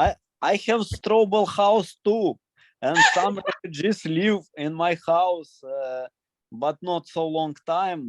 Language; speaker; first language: English; non-native, learner; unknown